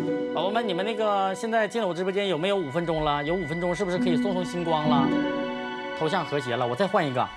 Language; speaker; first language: Chinese; native; Chinese